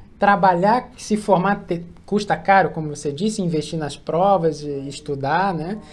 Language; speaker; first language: Portuguese; native; Portuguese